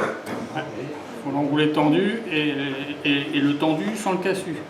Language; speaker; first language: French; native; French